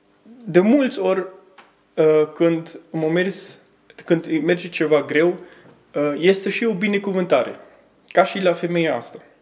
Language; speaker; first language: Romanian; early bilingual, heritage; Romanian